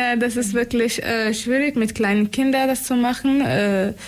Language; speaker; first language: German; non-native, fluent; Tigrinya